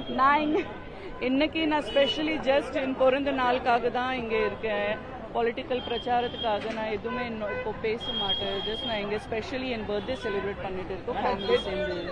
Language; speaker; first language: Tamil; non-native, fluent; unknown